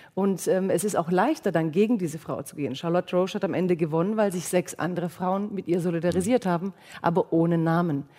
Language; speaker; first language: German; native; German